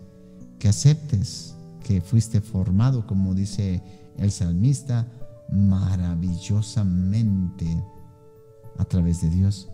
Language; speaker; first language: Spanish; native; Spanish